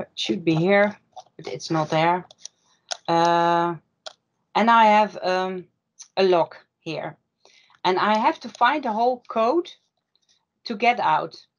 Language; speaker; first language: English; non-native, fluent; Dutch